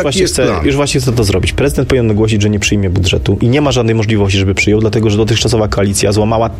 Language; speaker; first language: Polish; native; Polish